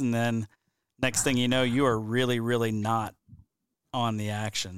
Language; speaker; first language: English; native; English